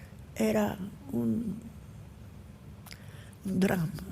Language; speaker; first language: Spanish; early bilingual, heritage; Ladino